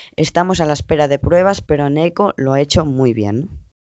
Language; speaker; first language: Spanish; non-native, local second language; Catalan